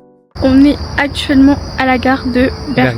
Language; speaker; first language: French; native; French